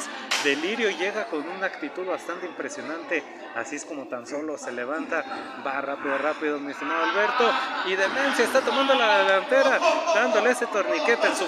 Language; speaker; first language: Spanish; native; Spanish